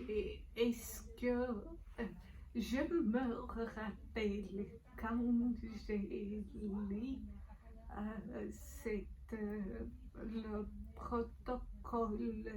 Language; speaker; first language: French; non-native, learner; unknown